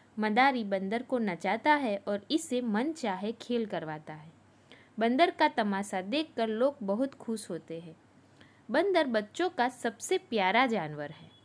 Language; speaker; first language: Hindi; non-native, local second language; Gujarati